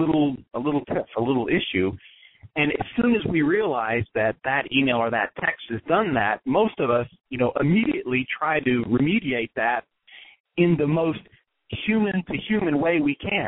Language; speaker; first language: English; native; English